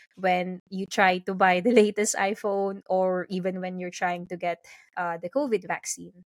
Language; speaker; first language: English; non-native, local second language; Filipino